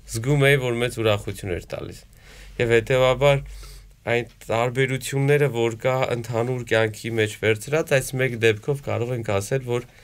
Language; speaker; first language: Armenian; native; Armenian